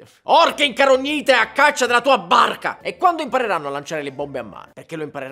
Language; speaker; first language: Italian; native; Italian